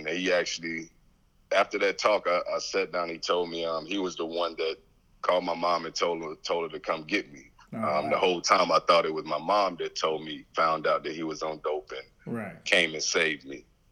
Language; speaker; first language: English; native; English